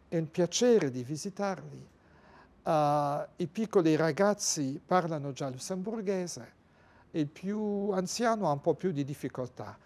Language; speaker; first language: Italian; non-native, fluent; Luxembourgish